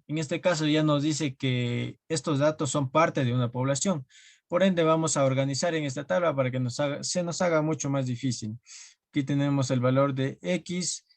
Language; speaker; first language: Spanish; native; Spanish